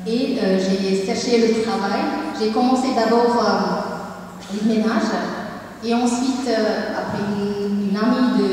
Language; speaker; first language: French; non-native, learner; Tamil